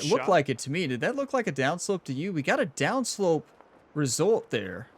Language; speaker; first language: English; native; English